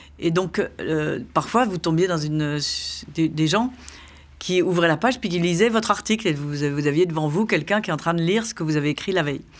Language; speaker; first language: French; native; French